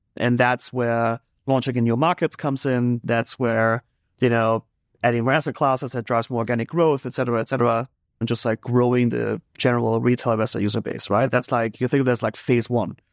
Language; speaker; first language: English; non-native, fluent; German